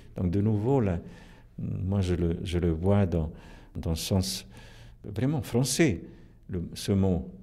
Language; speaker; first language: French; non-native, local second language; Italian